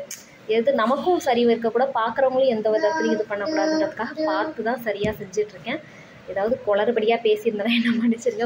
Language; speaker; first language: Tamil; native; Tamil